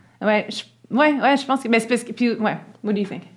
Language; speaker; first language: French; native; French